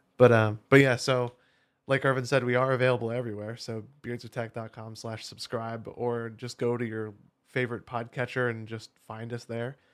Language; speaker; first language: English; native; English